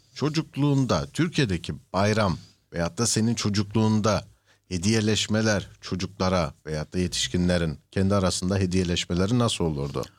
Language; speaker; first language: Turkish; early bilingual, heritage; Turkish